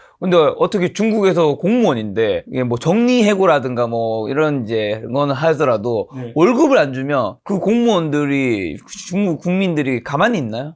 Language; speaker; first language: Korean; native; Korean